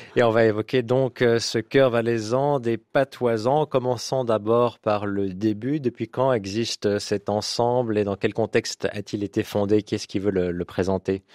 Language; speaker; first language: French; native; French